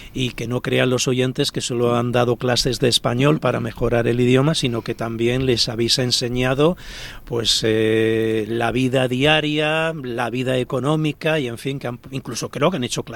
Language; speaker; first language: Spanish; native; Spanish